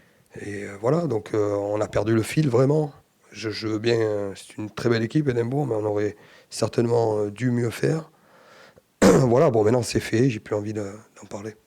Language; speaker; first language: French; native; French